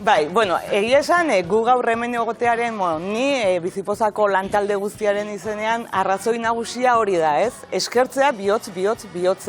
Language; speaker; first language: Basque; native; Basque